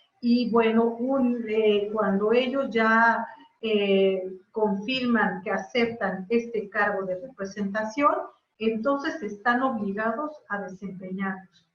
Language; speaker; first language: Spanish; native; Spanish